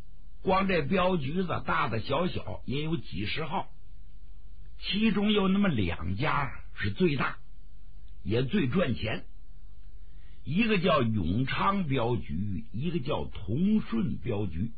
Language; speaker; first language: Chinese; native; Chinese